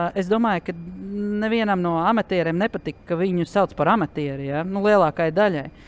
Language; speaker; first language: Latvian; native; Latvian